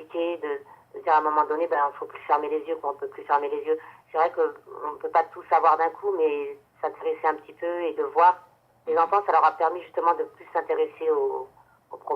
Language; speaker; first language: French; native; French